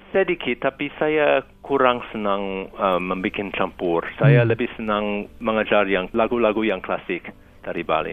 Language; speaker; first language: Indonesian; non-native, fluent; English